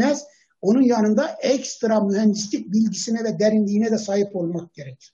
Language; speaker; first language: Turkish; native; Turkish